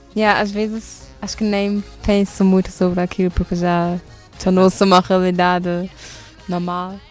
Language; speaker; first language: Portuguese; non-native, fluent; German